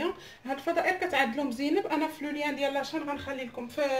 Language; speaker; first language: Arabic; native; Arabic